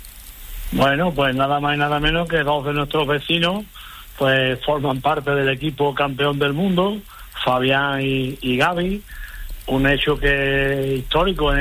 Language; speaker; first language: Spanish; native; Spanish